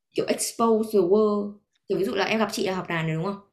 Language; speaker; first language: Vietnamese; native; Vietnamese